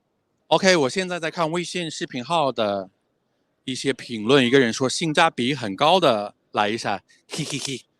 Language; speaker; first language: Chinese; non-native, fluent; English